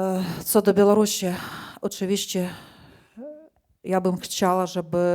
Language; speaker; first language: Polish; non-native, fluent; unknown